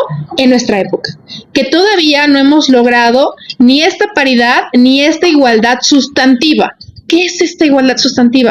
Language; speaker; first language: Spanish; native; Spanish